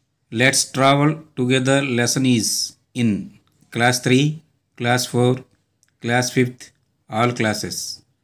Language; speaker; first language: English; non-native, local second language; Telugu